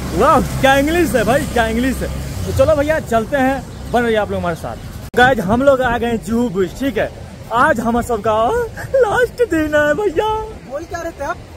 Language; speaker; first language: Hindi; native; Hindi